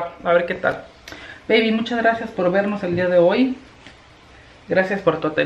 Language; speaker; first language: Spanish; native; Spanish